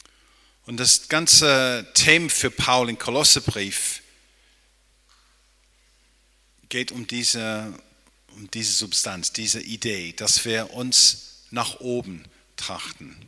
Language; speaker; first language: German; non-native, fluent; English